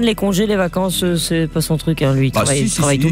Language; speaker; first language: French; native; French